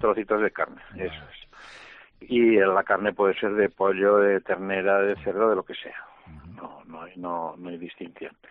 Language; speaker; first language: Spanish; native; Spanish